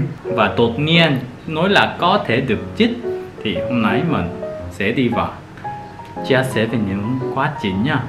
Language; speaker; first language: Vietnamese; non-native, learner; Korean